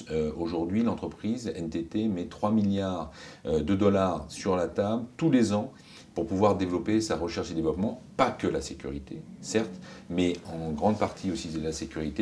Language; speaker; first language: French; native; French